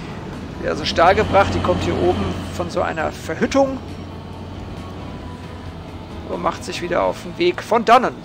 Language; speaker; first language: German; native; German